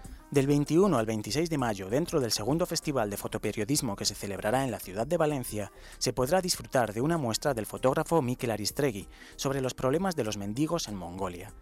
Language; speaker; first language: Spanish; native; Spanish